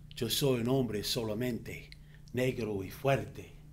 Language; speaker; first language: Spanish; non-native, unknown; English